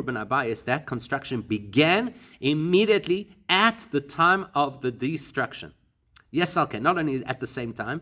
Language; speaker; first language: English; native; English